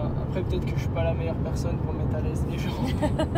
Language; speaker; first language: French; native; French